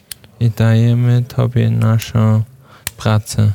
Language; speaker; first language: Polish; non-native, fluent; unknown